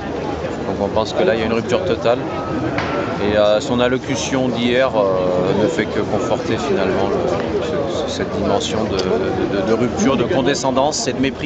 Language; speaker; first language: French; native; French